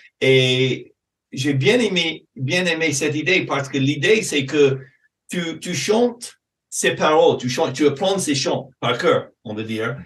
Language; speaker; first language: French; non-native, fluent; English